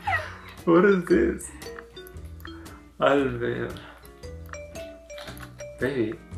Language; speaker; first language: English; non-native, learner; Spanish